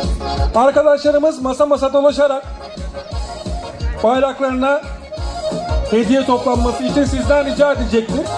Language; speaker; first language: Turkish; native; Turkish